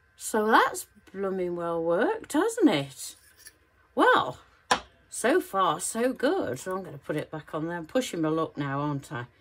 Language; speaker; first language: English; native; English